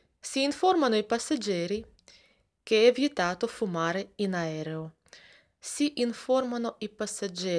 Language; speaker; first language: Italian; non-native, fluent; Russian